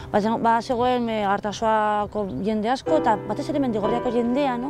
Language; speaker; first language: Basque; non-native, local second language; Spanish